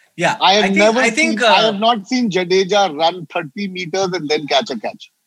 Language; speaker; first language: English; non-native, local second language; Hindi